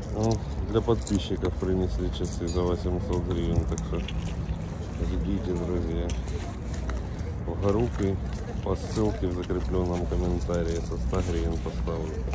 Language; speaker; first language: Russian; native; Russian